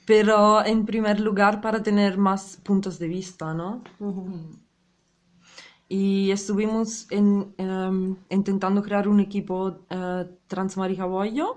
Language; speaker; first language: Spanish; non-native, fluent; Italian